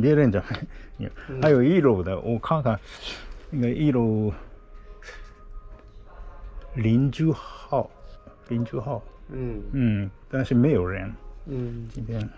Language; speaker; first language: Chinese; non-native, learner; Japanese